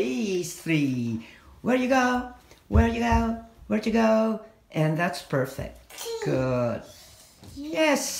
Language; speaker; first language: English; non-native, fluent; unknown